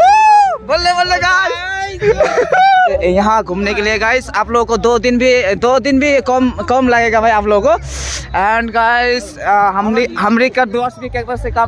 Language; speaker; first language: Hindi; non-native, local second language; Nepali